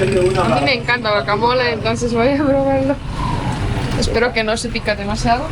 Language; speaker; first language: Spanish; non-native, fluent; Estonian